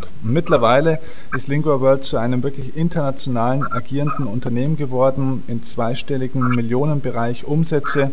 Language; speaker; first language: German; native; German